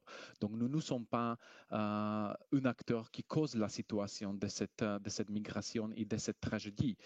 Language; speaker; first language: French; non-native, fluent; Slovak